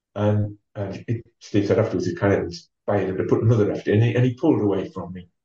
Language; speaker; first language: English; native; English